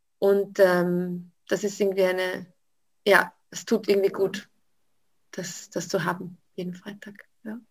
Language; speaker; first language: German; native; German